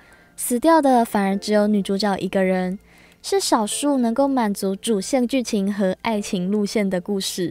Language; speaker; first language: Chinese; native; Chinese